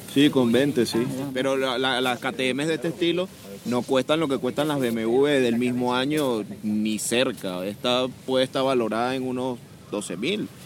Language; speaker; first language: Spanish; native; Spanish